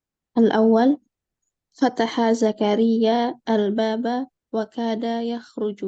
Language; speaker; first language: Arabic; non-native, learner; Indonesian